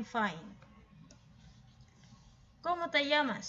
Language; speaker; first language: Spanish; non-native, fluent; Filipino